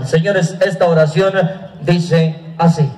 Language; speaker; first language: Spanish; native; Spanish